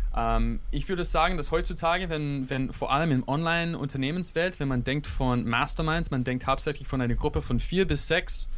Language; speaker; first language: German; non-native, fluent; English